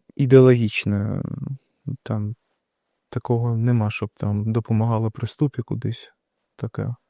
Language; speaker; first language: Ukrainian; non-native, local second language; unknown